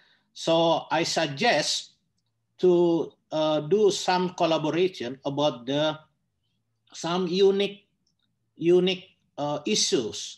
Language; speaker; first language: English; non-native, learner; Indonesian